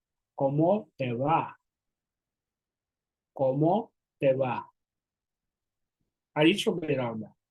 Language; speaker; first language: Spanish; non-native, learner; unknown